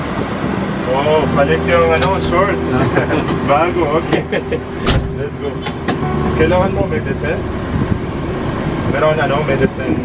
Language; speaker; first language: Filipino; non-native, learner; Arabic